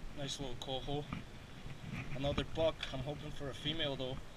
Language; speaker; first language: English; early bilingual, other home language; Polish